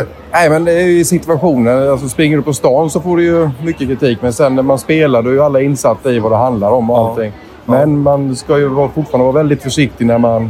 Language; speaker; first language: Swedish; native; Swedish